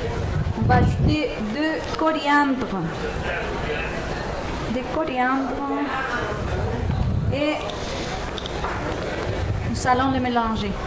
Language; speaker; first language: French; non-native, fluent; Spanish